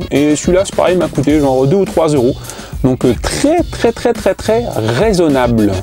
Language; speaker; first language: French; native; French